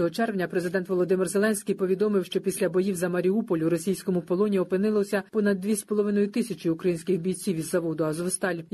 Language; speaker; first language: Ukrainian; native; Ukrainian